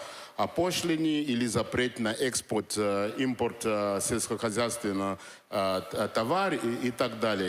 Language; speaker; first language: Russian; non-native, fluent; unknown